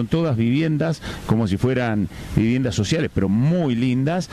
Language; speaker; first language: Spanish; native; Spanish